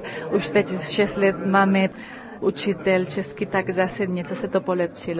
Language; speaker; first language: Czech; early bilingual, heritage; Spanish